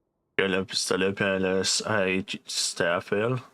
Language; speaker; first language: French; native; French